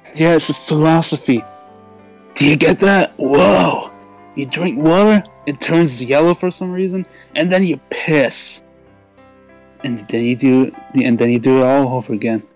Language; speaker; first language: English; non-native, fluent; German